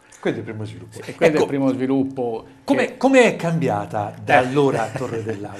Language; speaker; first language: Italian; native; Italian